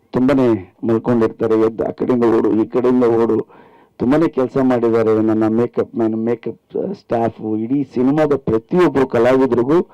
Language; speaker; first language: Kannada; native; Kannada